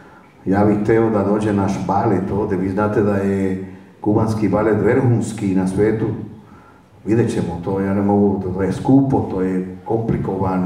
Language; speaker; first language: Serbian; non-native, fluent; Spanish